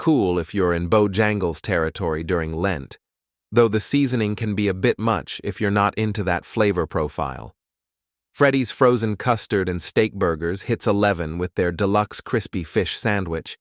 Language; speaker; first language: English; native; English